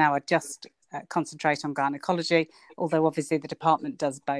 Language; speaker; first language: English; native; English